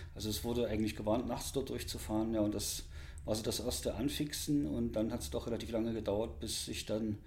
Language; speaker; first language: German; native; German